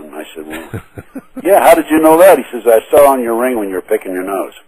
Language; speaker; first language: English; native; English